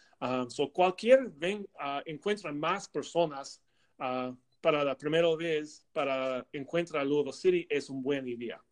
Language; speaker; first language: Spanish; non-native, learner; English